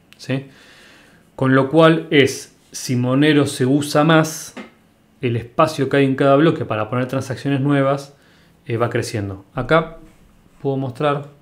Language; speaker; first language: Spanish; native; Spanish